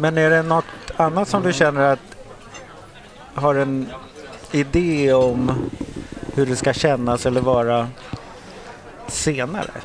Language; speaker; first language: Swedish; native; Swedish